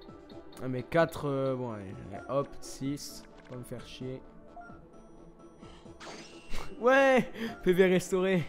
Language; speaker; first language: French; native; French